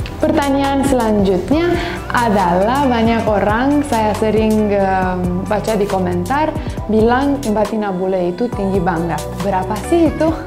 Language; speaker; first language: Indonesian; non-native, learner; Romanian